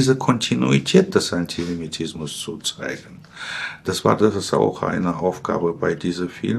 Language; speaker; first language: German; non-native, fluent; Russian